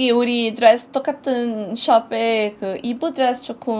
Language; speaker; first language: Korean; non-native, learner; Portuguese